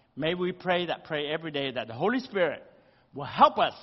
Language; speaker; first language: English; early bilingual, other home language; Vietnamese